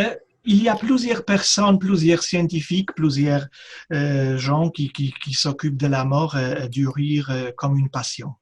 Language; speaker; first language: French; non-native, fluent; Polish